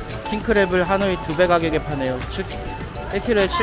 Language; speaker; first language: Korean; native; Korean